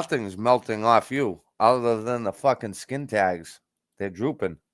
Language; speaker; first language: English; native; English